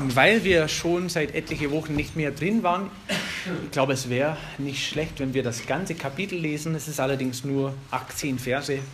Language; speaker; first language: German; non-native, fluent; English